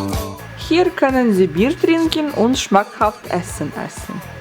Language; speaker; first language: German; non-native, learner; Russian